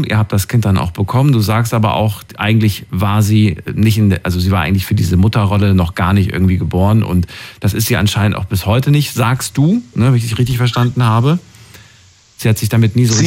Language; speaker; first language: German; native; German